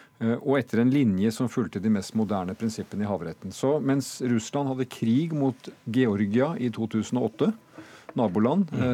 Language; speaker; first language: Norwegian; native; Norwegian